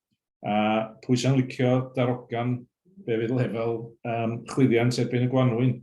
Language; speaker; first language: Welsh; native; Welsh